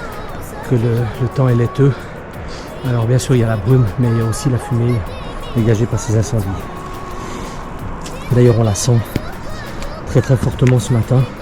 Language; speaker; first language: French; native; French